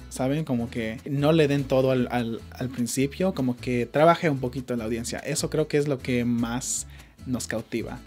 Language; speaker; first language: Spanish; early bilingual, heritage; Spanish